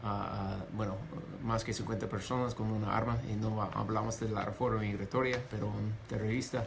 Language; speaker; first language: Spanish; non-native, fluent; English